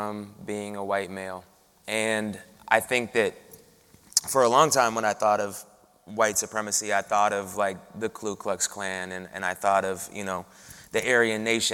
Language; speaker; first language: English; native; English